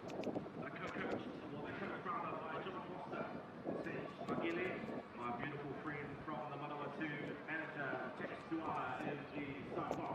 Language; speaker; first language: English; native; English